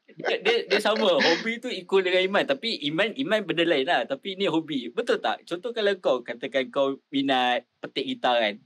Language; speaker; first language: Malay; native; Malay